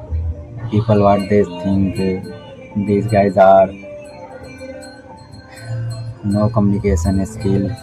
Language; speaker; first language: English; non-native, learner; Hindi